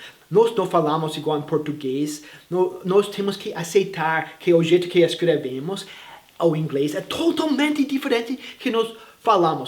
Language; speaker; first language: Portuguese; non-native, fluent; English